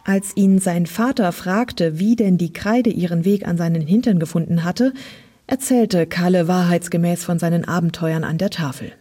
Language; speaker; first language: German; native; German